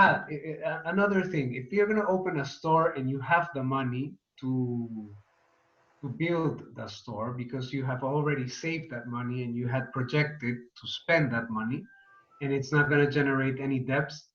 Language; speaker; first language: English; non-native, fluent; Spanish